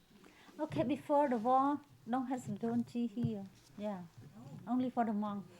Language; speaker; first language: English; non-native, learner; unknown